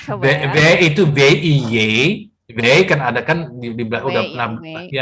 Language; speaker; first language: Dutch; non-native, fluent; Indonesian